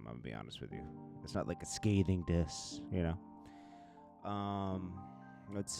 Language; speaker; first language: English; native; English